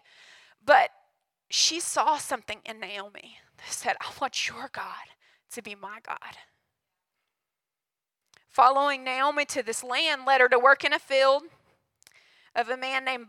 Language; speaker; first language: English; native; English